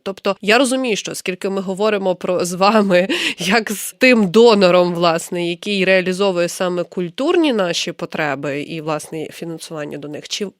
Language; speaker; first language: Ukrainian; native; Ukrainian